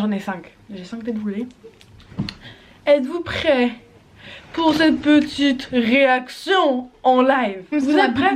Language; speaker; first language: French; native; French